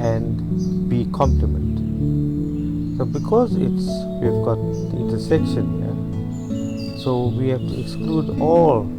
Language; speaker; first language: English; native; English